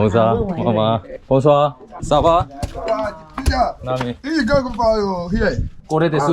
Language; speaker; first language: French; non-native, learner; Korean